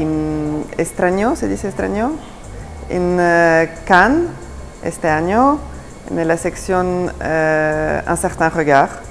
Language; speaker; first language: Spanish; non-native, fluent; Italian